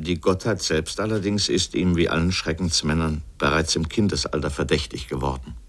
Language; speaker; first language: German; native; German